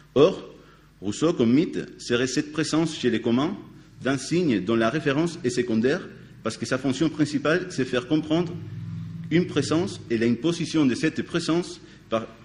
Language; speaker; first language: French; non-native, fluent; Spanish